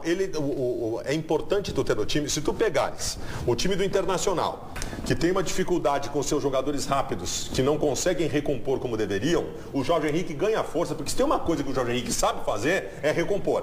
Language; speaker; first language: Portuguese; native; Portuguese